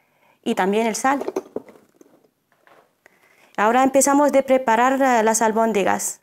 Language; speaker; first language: Spanish; non-native, fluent; Arabic